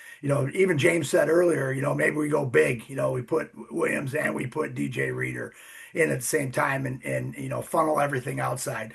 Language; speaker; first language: English; native; English